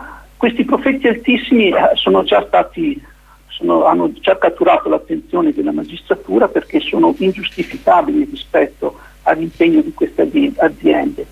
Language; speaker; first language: Italian; native; Italian